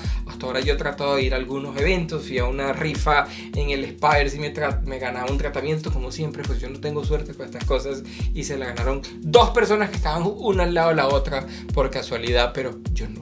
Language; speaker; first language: Spanish; native; Spanish